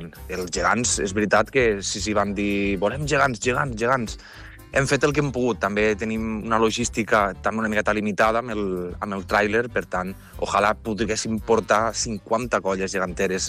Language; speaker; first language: Catalan; native; Catalan